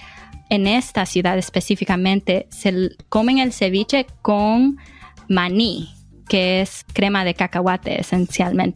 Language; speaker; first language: Spanish; early bilingual, heritage; Spanish